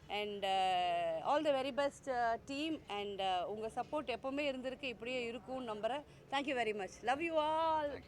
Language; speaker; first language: Tamil; native; Tamil